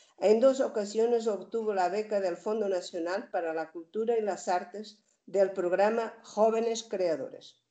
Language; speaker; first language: Spanish; native; Spanish